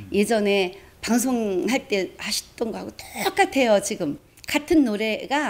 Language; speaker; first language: Korean; native; Korean